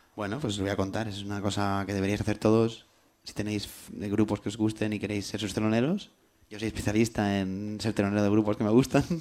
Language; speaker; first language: Spanish; native; Spanish